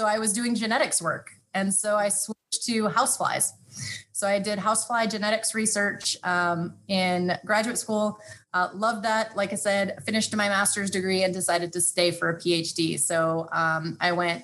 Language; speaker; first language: English; native; English